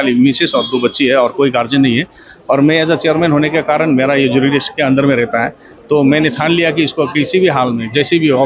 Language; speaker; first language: Hindi; non-native, local second language; Nepali